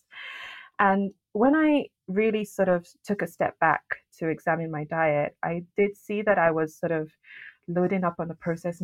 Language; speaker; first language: English; non-native, local second language; Yoruba